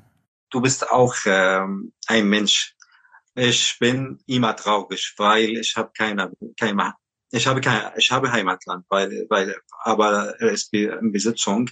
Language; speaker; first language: German; non-native, learner; Arabic